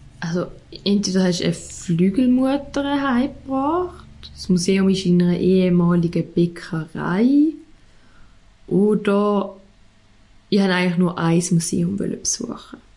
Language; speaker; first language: German; native; German